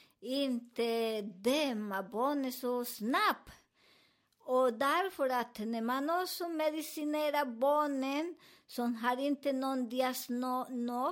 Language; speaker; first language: Swedish; non-native, learner; Spanish